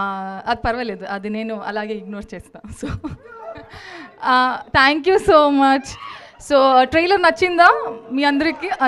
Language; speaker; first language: Telugu; non-native, learner; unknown